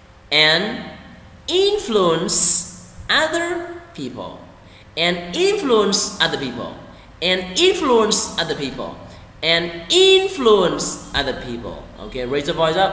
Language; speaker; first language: English; non-native, fluent; Vietnamese